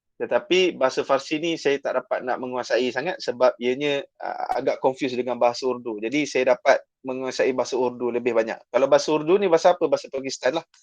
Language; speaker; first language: Malay; native; Malay